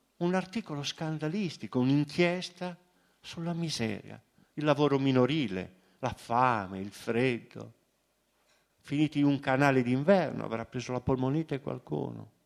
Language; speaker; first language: Italian; native; Italian